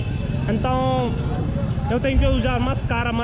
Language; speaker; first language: Portuguese; non-native, learner; Hindi